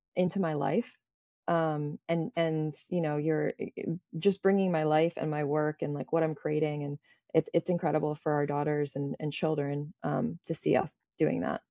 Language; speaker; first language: English; early bilingual, other home language; Croatian